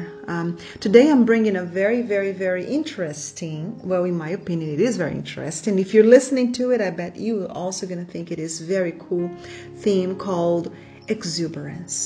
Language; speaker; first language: English; non-native, fluent; Portuguese